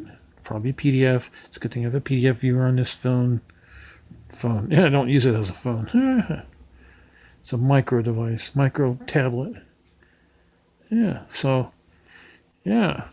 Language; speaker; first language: English; native; English